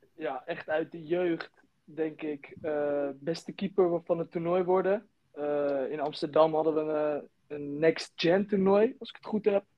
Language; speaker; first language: Dutch; native; Dutch